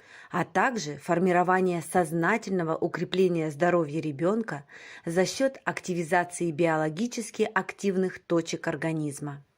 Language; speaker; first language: Russian; native; Russian